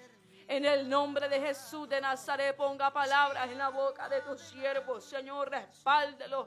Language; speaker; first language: Spanish; native; Spanish